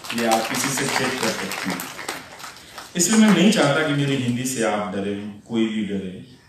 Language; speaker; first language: Hindi; non-native, local second language; Bhojpuri